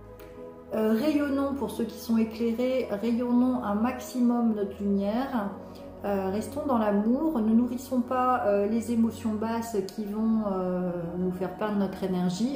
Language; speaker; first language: French; native; French